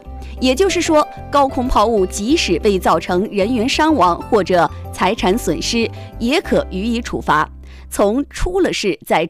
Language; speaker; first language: Chinese; native; Chinese